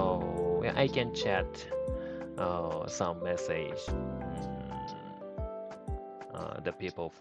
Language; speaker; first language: English; non-native, learner; Japanese